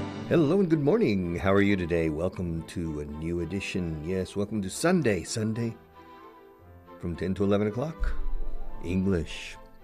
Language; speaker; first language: English; native; English